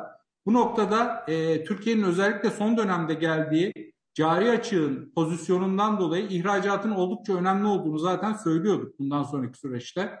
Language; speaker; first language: Turkish; native; Turkish